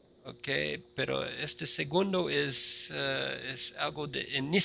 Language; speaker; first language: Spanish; non-native, fluent; English